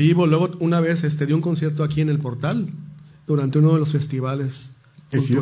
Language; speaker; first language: Spanish; native; Spanish